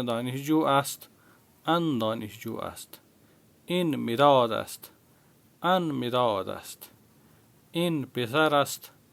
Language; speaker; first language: Persian; non-native, fluent; Urdu